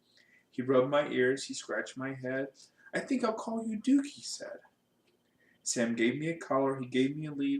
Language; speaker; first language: English; native; English